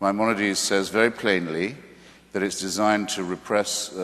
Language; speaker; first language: English; native; English